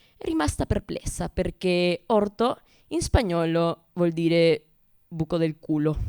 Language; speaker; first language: Italian; non-native, fluent; Spanish